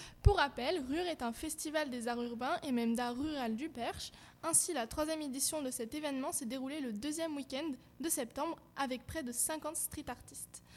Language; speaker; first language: French; native; French